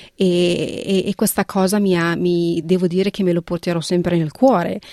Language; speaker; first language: Italian; early bilingual, other home language; Punjabi